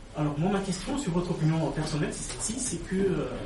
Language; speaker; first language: French; non-native, local second language; Lingala